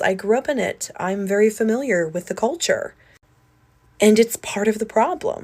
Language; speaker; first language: English; native; English